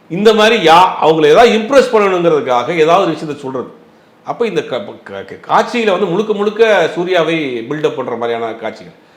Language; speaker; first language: Tamil; native; Tamil